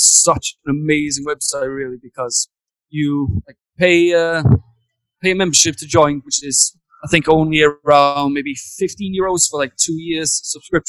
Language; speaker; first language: English; native; English